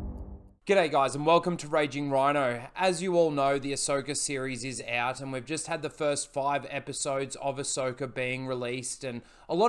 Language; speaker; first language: English; native; English